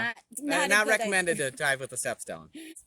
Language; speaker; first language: English; native; English